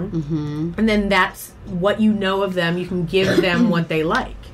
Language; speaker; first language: English; native; English